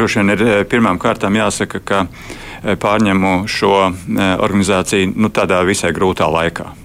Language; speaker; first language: Latvian; native; Latvian